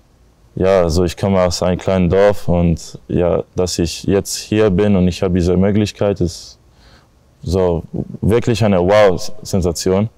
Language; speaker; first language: German; non-native, learner; English